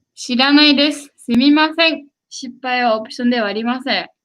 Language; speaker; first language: Japanese; non-native, fluent; Swedish